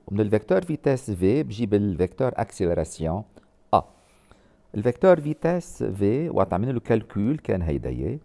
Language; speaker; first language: French; non-native, local second language; Arabic